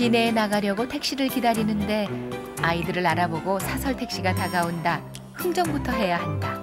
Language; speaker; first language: Korean; native; Korean